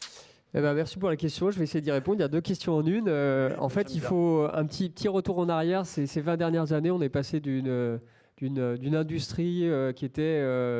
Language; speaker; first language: French; native; French